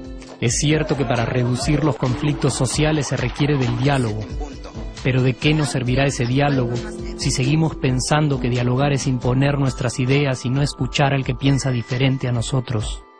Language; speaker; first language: Spanish; native; Spanish